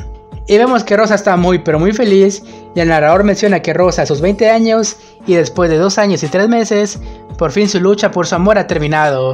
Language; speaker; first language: Spanish; native; Spanish